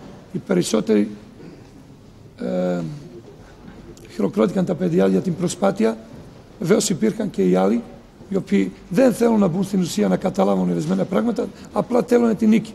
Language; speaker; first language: Greek; non-native, fluent; Serbian